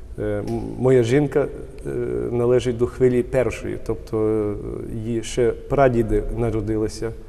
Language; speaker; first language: Ukrainian; early bilingual, heritage; Ukrainian